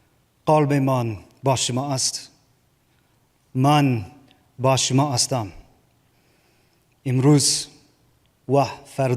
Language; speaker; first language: Persian; non-native, learner; English